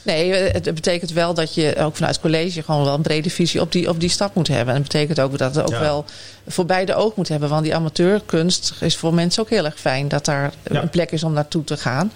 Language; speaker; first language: Dutch; native; Dutch